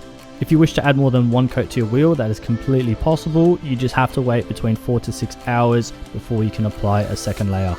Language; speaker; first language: English; native; English